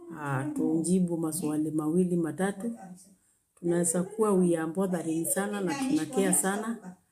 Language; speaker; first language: Swahili; native; Swahili